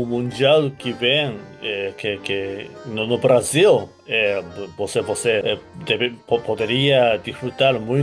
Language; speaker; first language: Portuguese; non-native, learner; Japanese